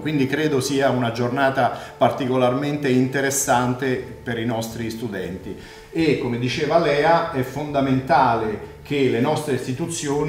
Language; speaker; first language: Italian; native; Italian